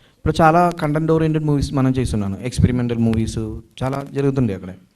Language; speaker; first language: Telugu; non-native, learner; Malayalam